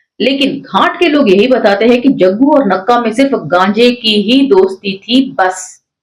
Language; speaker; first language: Hindi; native; Hindi